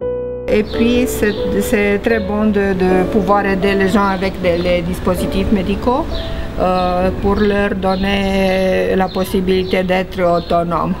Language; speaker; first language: French; non-native, fluent; Romanian